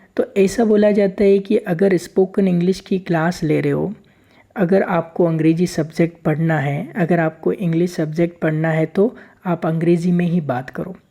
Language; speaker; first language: Hindi; native; Hindi